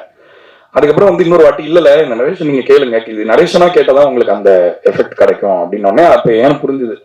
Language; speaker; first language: Tamil; native; Tamil